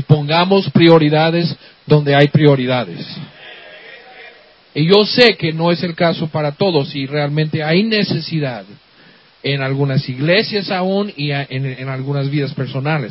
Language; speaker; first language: Spanish; native; Spanish